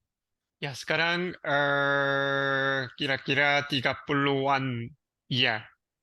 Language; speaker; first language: Indonesian; non-native, learner; Korean